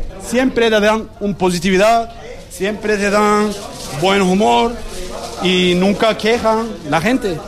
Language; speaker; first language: Spanish; non-native, learner; Turkish